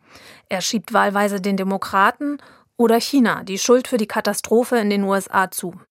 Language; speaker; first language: German; native; German